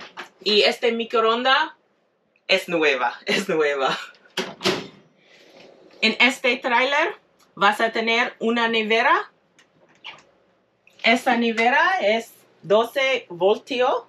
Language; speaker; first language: Spanish; non-native, fluent; English